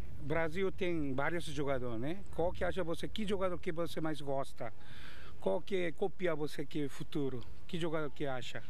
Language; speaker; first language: Portuguese; non-native, learner; Korean